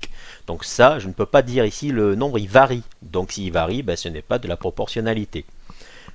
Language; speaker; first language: French; native; French